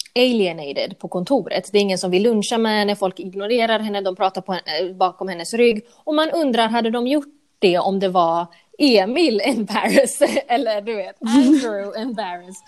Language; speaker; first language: Swedish; non-native, local second language; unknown